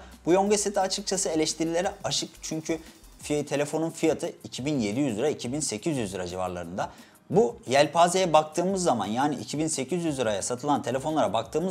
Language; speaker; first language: Turkish; native; Turkish